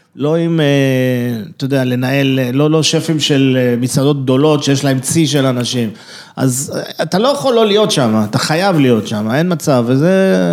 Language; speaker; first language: Hebrew; early bilingual, other home language; French